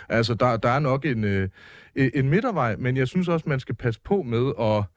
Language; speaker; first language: Danish; native; Danish